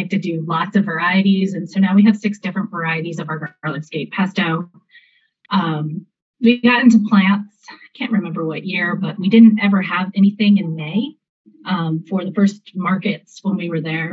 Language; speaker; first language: English; native; English